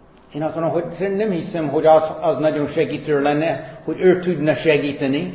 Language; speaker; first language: Hungarian; non-native, fluent; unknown